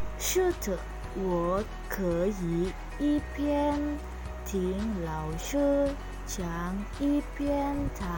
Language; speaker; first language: Chinese; non-native, learner; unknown